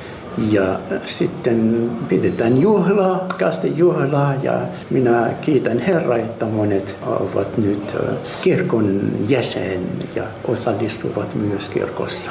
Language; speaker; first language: Finnish; non-native, learner; Arabic